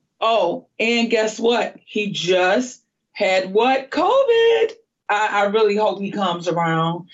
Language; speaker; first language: English; native; English